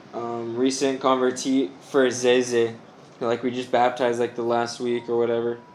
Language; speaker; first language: English; native; English